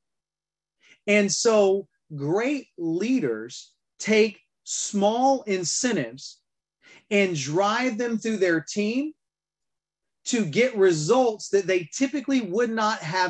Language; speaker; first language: English; native; English